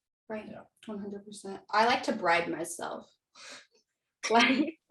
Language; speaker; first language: English; native; English